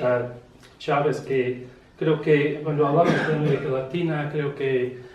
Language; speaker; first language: Spanish; non-native, learner; English